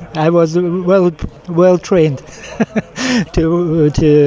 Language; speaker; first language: English; non-native, fluent; Ukrainian